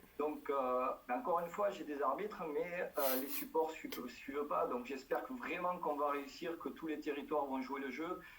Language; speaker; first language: French; native; French